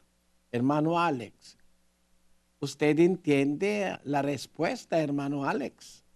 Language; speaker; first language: Spanish; non-native, learner; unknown